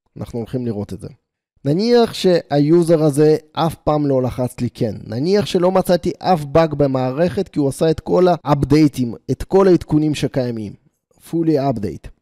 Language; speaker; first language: Hebrew; native; Hebrew